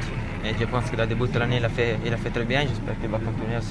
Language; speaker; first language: French; non-native, fluent; Italian